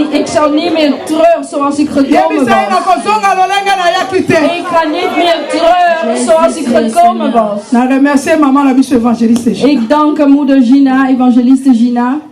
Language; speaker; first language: Dutch; non-native, learner; Lingala